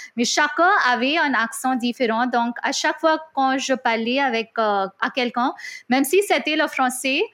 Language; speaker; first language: French; non-native, fluent; Hindi